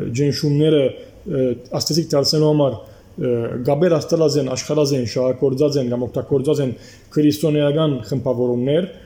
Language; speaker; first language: Armenian; early bilingual, heritage; Armenian